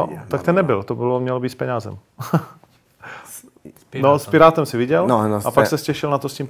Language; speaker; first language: Czech; native; Czech